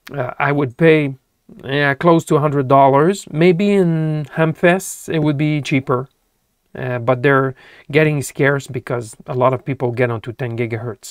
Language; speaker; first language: English; non-native, local second language; French